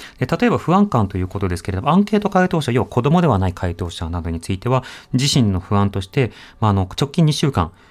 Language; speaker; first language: Japanese; native; Japanese